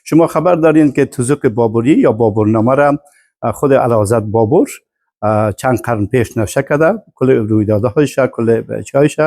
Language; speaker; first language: Persian; native; Persian